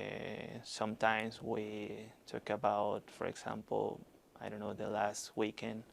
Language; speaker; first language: English; non-native, learner; Spanish